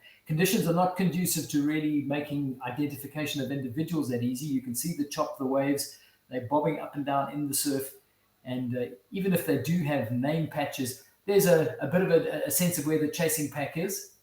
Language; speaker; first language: English; native; English